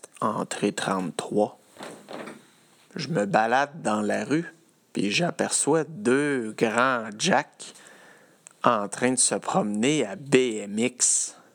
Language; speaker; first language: French; native; French